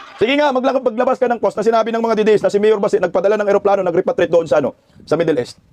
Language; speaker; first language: Filipino; non-native, local second language; Cebuano